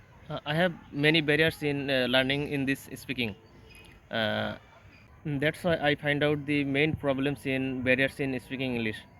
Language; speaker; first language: English; non-native, learner; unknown